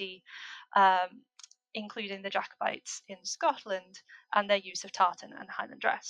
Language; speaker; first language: English; native; English